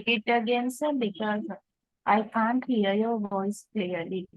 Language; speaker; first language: English; non-native, learner; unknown